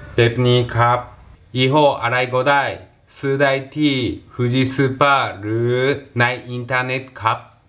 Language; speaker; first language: Thai; non-native, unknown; Japanese